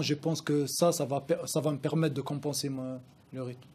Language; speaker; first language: French; non-native, local second language; Arabic